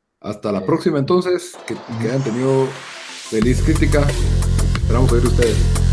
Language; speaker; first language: Spanish; native; Spanish